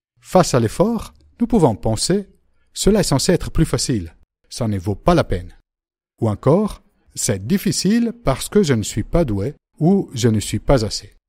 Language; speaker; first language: French; native; French